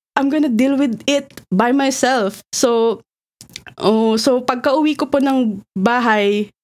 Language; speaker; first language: Filipino; native; Filipino